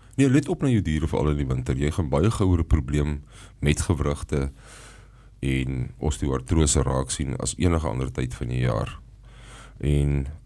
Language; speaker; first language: Afrikaans; native; Afrikaans